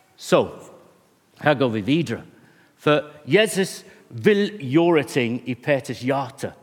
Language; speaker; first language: Norwegian; non-native, fluent; English